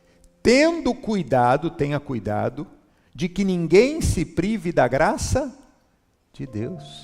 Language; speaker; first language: Portuguese; native; Portuguese